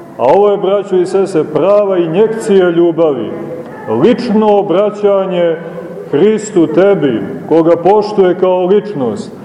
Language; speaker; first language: Serbian; native; Serbian